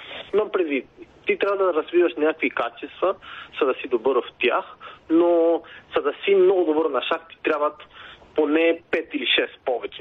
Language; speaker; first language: Bulgarian; non-native, fluent; Spanish